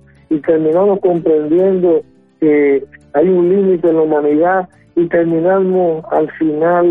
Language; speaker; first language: Spanish; native; Spanish